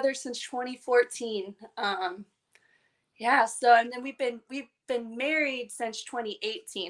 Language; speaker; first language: English; native; English